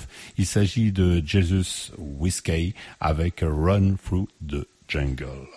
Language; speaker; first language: French; native; French